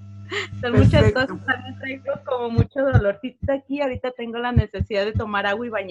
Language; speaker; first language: Spanish; native; Spanish